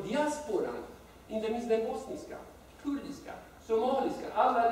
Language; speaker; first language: Swedish; non-native, fluent; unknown